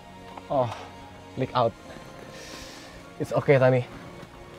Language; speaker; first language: English; non-native, learner; Indonesian